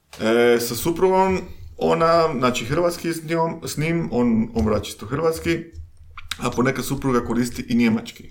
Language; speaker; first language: Croatian; non-native, fluent; Spanish